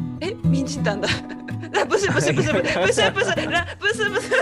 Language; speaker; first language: Chinese; non-native, learner; Japanese